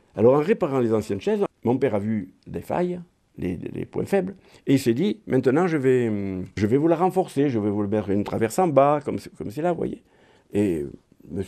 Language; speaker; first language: French; native; French